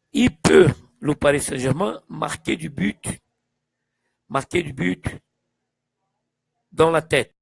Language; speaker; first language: French; non-native, fluent; Portuguese